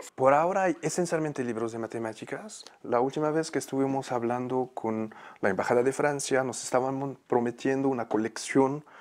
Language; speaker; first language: Spanish; non-native, fluent; Arabic